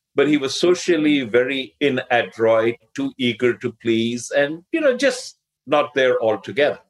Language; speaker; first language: English; non-native, local second language; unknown